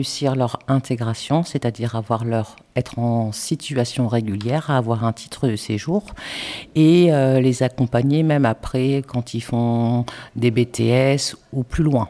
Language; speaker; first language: French; native; French